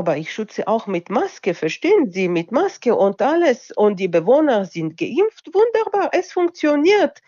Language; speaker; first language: German; non-native, local second language; Bulgarian